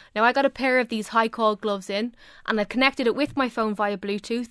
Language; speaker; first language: English; native; English